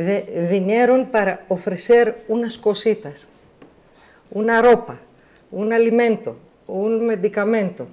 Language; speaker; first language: Spanish; non-native, learner; Greek